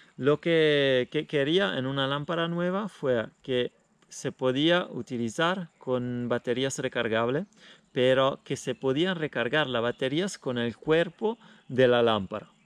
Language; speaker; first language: Spanish; non-native, fluent; Italian